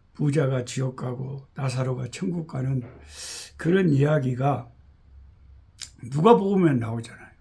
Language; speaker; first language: Korean; native; Korean